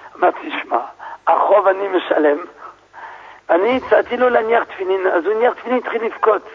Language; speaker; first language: Hebrew; non-native, fluent; French